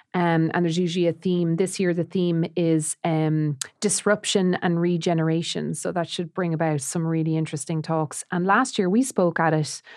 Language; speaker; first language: English; native; English